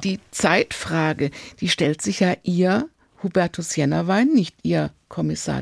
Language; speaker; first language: German; native; German